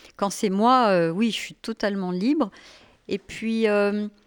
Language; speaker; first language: French; native; French